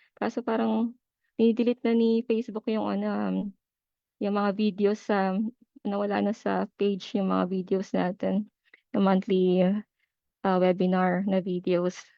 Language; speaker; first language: Filipino; native; Filipino